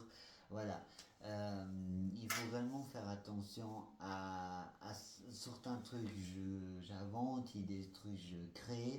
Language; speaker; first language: French; non-native, fluent; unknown